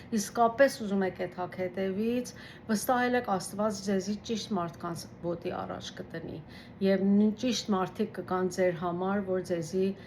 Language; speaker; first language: Armenian; early bilingual, heritage; Armenian